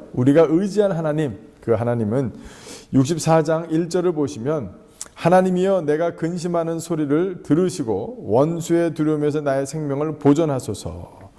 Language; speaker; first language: Korean; native; Korean